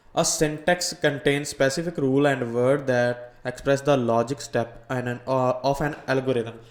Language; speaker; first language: English; non-native, local second language; Punjabi